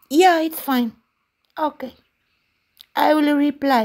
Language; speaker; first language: English; non-native, learner; Romanian